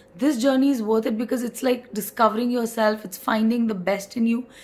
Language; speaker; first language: English; non-native, local second language; Hindi